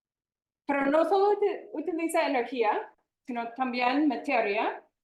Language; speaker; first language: Spanish; non-native, fluent; English